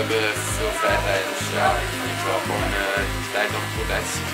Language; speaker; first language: Dutch; non-native, fluent; Greek